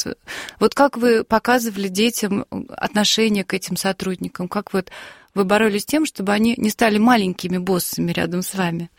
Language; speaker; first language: Russian; native; Russian